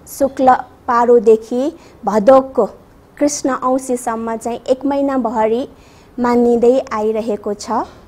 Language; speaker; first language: Nepali; non-native, local second language; Newari